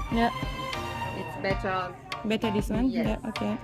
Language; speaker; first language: English; non-native, learner; Thai